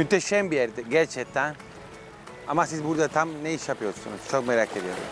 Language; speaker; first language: Turkish; non-native, fluent; Italian